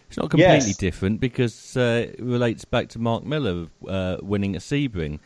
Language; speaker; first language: English; native; English